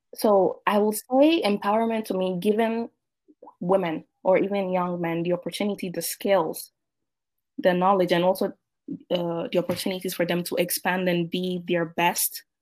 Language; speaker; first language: English; non-native, local second language; Akan